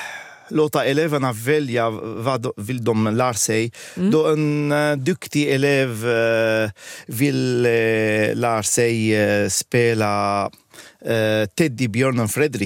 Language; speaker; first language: Swedish; non-native, fluent; Arabic